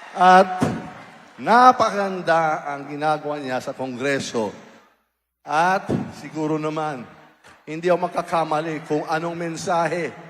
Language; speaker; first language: Filipino; native; Filipino